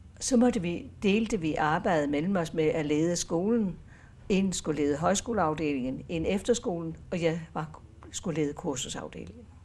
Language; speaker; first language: Danish; native; Danish